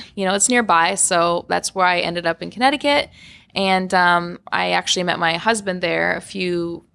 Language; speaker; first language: English; native; English